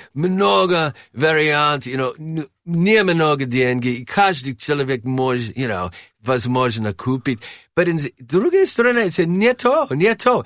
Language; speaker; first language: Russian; non-native, learner; English